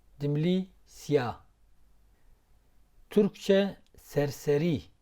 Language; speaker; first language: Turkish; non-native, local second language; Zaza